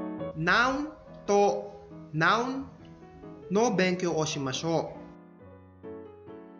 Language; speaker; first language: Japanese; non-native, fluent; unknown